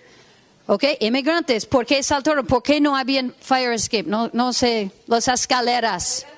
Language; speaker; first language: Spanish; non-native, fluent; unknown